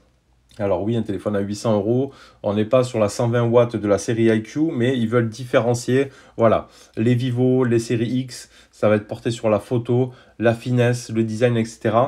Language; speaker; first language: French; native; French